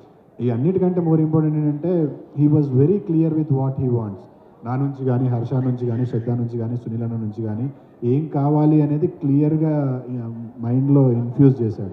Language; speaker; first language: Telugu; native; Telugu